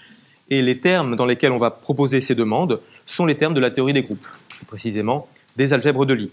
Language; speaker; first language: French; native; French